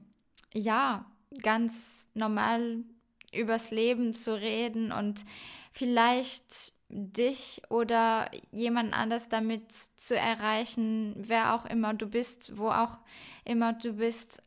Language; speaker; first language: German; non-native, fluent; French